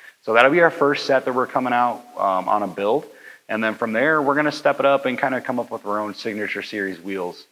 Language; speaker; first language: English; native; English